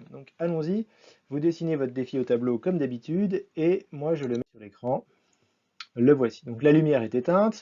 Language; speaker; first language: French; native; French